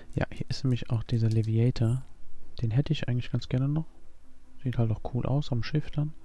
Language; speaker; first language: German; native; German